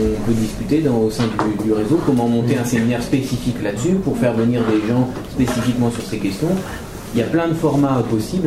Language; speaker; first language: French; native; French